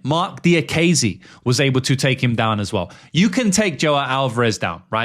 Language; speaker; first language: English; native; English